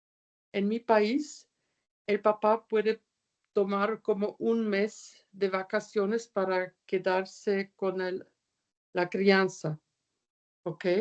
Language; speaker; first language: Spanish; non-native, fluent; German